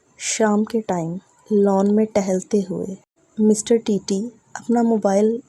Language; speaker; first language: Urdu; native; Urdu